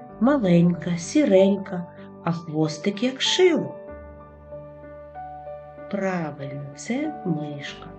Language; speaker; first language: Ukrainian; native; Ukrainian